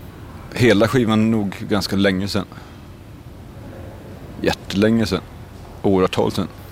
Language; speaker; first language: Swedish; native; Swedish